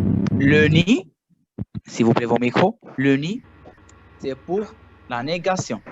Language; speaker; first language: French; non-native, fluent; Arabic